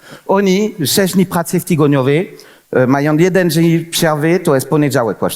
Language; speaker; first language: Polish; non-native, fluent; French